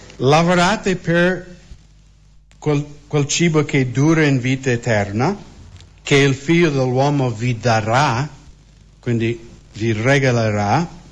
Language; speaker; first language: Italian; non-native, fluent; English